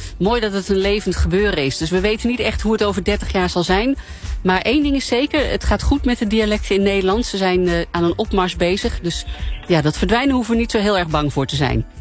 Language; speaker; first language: Dutch; native; Dutch